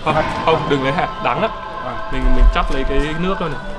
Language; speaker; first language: Vietnamese; native; Vietnamese